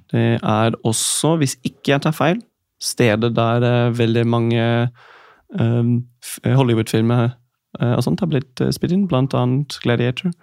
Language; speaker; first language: Norwegian; non-native, fluent; German